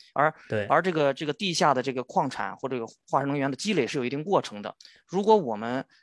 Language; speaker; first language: Chinese; native; Chinese